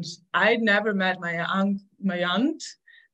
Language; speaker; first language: English; non-native, fluent; Spanish